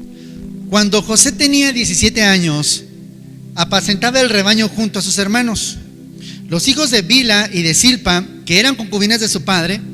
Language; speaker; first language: Spanish; native; Spanish